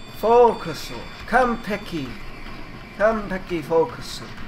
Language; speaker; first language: Japanese; non-native, learner; English